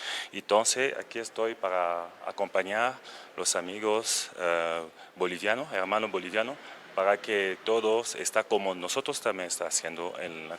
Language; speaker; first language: Spanish; non-native, learner; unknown